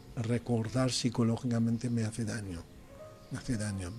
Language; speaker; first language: Spanish; non-native, fluent; Persian